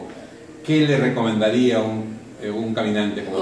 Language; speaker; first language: Spanish; native; Spanish